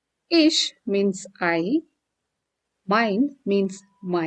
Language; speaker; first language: German; non-native, fluent; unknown